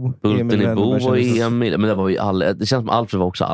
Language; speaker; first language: Swedish; native; Swedish